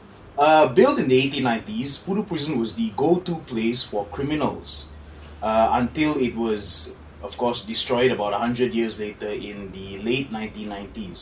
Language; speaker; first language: English; non-native, local second language; Malay